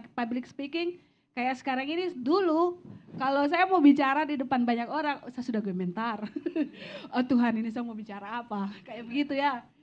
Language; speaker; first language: Indonesian; native; Indonesian